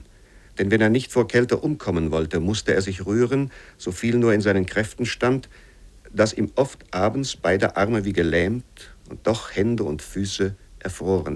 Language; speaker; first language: German; native; German